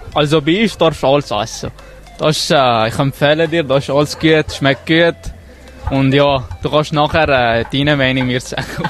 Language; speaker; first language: German; early bilingual, other home language; Arabic